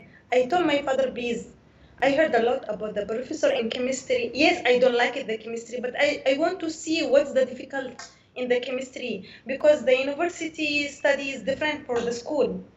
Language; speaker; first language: English; non-native, learner; Arabic